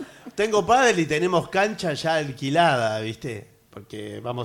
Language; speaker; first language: Spanish; native; Spanish